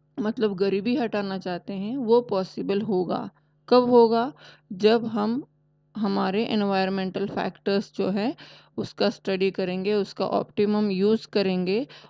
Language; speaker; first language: Hindi; non-native, local second language; Marathi